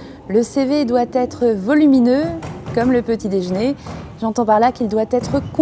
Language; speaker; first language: French; native; French